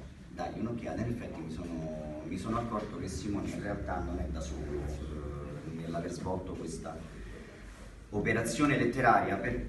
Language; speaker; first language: Italian; native; Italian